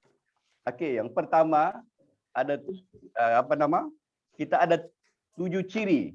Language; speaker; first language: Malay; native; Malay